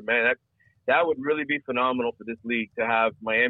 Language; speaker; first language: English; native; English